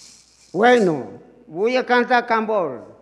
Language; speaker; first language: Spanish; non-native, learner; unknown